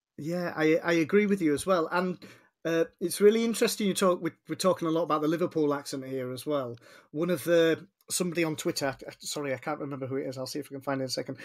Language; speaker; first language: English; native; English